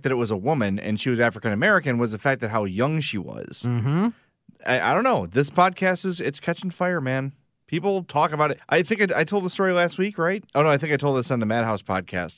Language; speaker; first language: English; native; English